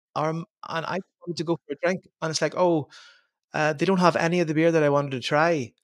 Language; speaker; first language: English; native; English